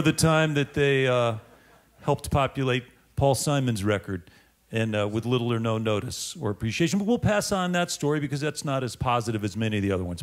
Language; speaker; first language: English; native; English